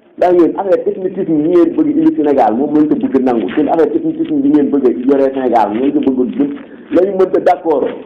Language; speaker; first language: Wolof; non-native, local second language; Fula